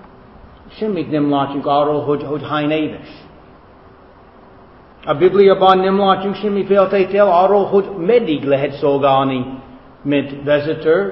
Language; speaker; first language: Hungarian; non-native, fluent; English